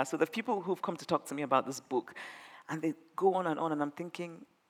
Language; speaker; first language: English; non-native, local second language; Igbo